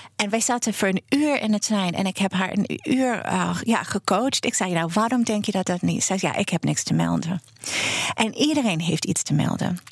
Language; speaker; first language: Dutch; non-native, fluent; English